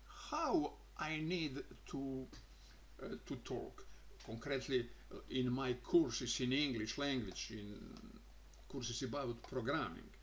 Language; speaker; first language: English; non-native, learner; Croatian